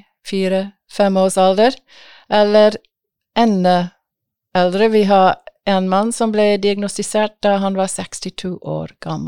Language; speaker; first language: Norwegian; non-native, fluent; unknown